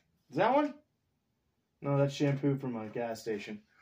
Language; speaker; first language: English; native; English